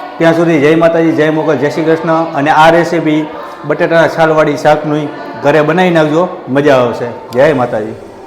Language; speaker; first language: Gujarati; native; Gujarati